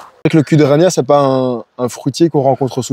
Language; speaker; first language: French; native; French